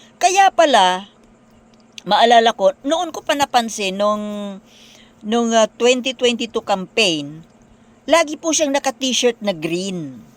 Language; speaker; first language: Filipino; non-native, local second language; Bikol